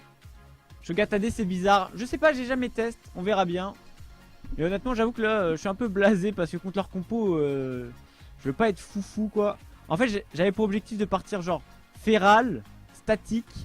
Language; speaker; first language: French; native; French